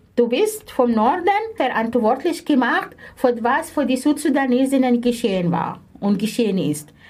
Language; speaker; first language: German; non-native, fluent; Arabic